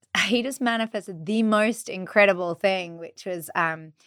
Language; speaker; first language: English; native; English